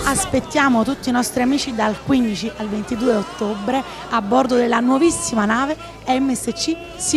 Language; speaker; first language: Italian; native; Italian